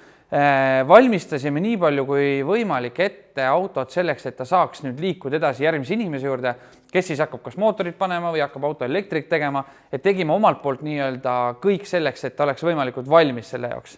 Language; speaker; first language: Estonian; native; Estonian